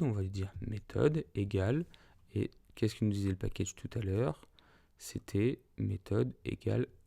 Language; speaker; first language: French; native; French